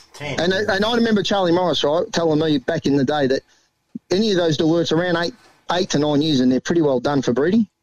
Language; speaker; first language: English; native; English